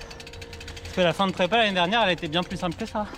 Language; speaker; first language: French; native; French